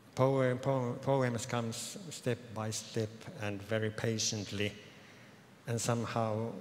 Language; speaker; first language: English; non-native, fluent; Finnish